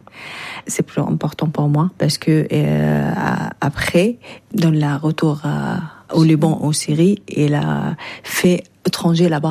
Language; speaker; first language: French; non-native, learner; Arabic